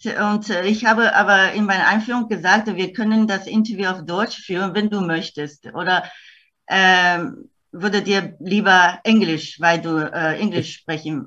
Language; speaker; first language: German; non-native, fluent; Chinese